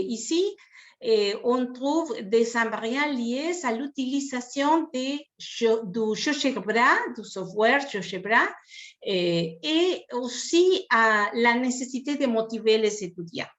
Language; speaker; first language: French; non-native, fluent; Spanish